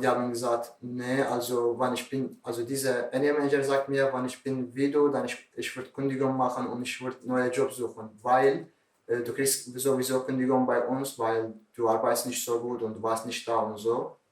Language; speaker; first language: German; non-native, learner; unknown